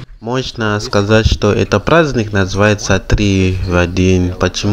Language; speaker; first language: Russian; non-native, fluent; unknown